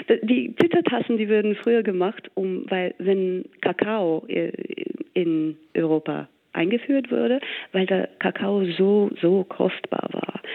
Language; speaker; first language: German; non-native, fluent; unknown